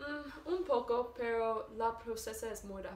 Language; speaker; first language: Spanish; non-native, learner; English